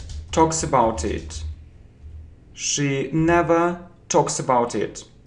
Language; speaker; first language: English; non-native, fluent; Russian